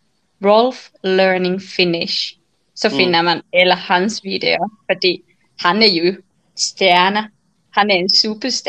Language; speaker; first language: Danish; non-native, fluent; Finnish